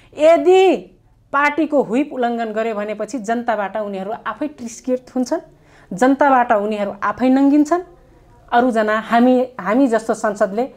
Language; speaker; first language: Nepali; non-native, local second language; Dangaura Tharu